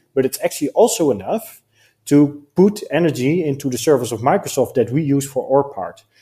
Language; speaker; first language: English; non-native, fluent; Dutch